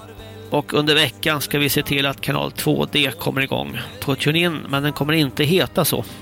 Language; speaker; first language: Swedish; native; Swedish